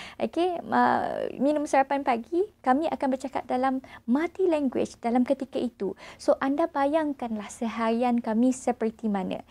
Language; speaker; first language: Malay; non-native, local second language; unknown